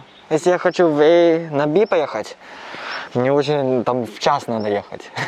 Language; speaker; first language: Russian; non-native, learner; Cantonese